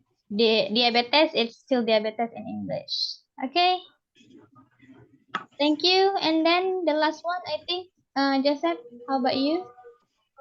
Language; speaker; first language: English; non-native, fluent; Indonesian